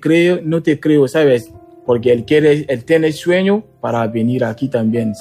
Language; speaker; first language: Spanish; non-native, learner; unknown